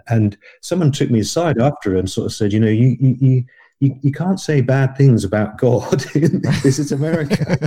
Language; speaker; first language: English; native; English